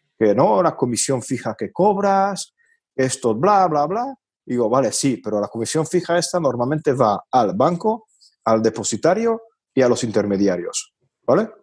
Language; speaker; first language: Spanish; non-native, fluent; Hungarian